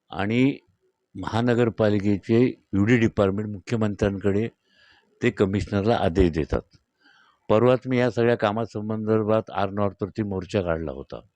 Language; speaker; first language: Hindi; non-native, local second language; Marathi